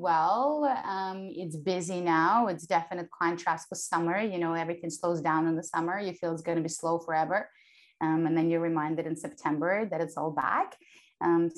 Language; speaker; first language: English; non-native, fluent; Ukrainian